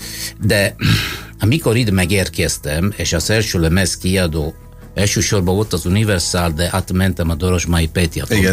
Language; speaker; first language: Hungarian; non-native, fluent; Italian